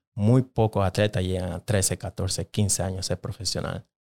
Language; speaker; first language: Spanish; non-native, local second language; Jamaican Creole English